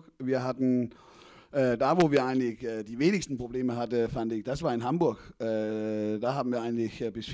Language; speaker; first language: German; non-native, fluent; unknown